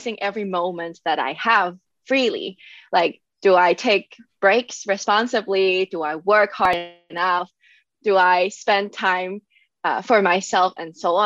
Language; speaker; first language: English; non-native, local second language; Cantonese